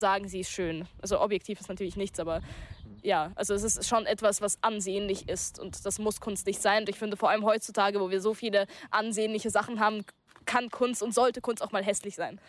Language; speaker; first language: German; early bilingual, other home language; Russian